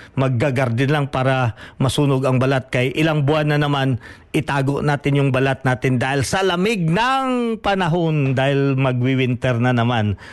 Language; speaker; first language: Filipino; non-native, local second language; Hiligaynon